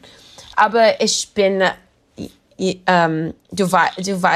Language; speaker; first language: German; non-native, learner; English